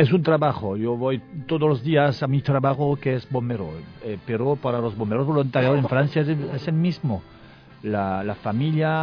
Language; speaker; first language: Spanish; non-native, learner; French